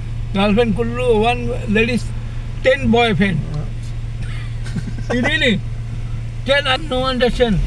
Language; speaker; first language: English; non-native, learner; Bangla